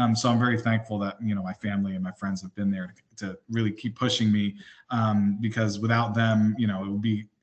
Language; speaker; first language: English; native; English